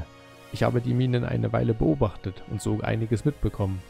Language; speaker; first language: German; native; German